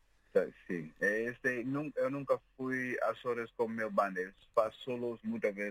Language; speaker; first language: Portuguese; non-native, learner; Mandingo